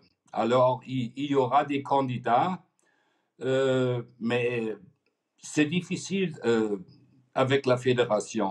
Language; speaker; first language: French; non-native, fluent; German